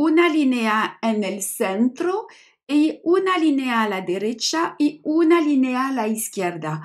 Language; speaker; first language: Spanish; non-native, learner; French